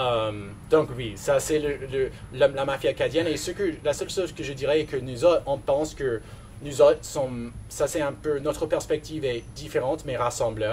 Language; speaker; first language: French; non-native, local second language; English